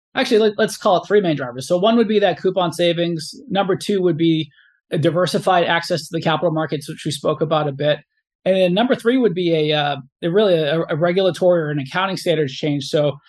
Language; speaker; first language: English; native; English